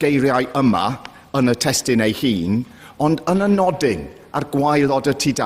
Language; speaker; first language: Welsh; non-native, fluent; English